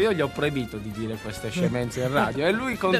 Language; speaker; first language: Italian; native; Italian